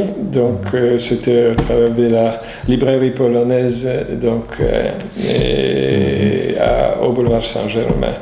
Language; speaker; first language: French; non-native, fluent; Polish